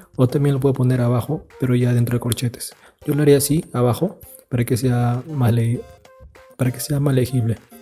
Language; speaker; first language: Spanish; native; Spanish